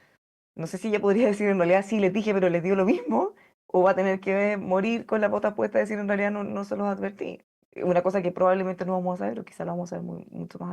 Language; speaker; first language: Spanish; native; Spanish